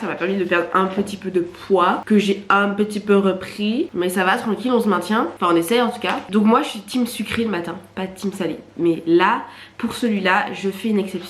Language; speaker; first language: French; native; French